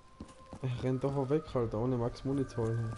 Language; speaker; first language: German; native; German